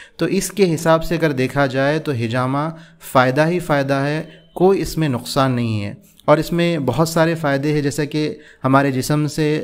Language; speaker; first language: Hindi; non-native, local second language; Urdu